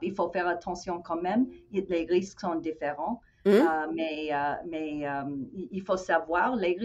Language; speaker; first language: French; non-native, fluent; English